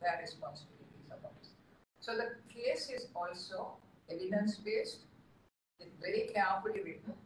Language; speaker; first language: English; non-native, local second language; Sinhala